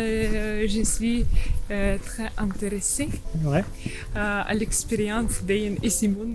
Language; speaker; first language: French; non-native, learner; Ukrainian